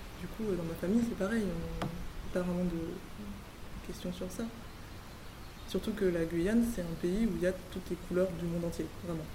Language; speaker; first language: French; native; French